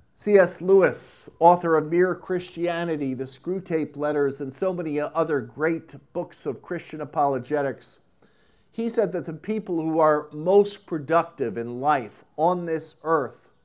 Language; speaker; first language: English; native; English